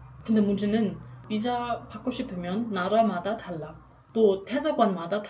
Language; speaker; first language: Korean; non-native, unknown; German